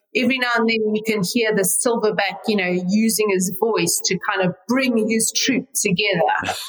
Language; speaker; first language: English; native; English